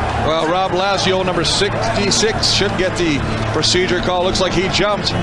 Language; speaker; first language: English; native; English